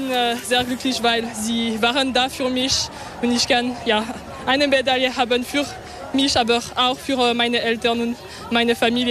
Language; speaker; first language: German; non-native, learner; French